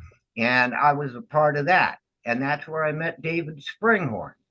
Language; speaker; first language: English; native; English